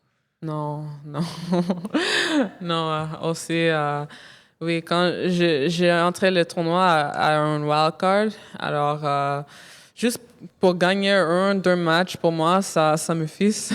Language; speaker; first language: French; non-native, local second language; English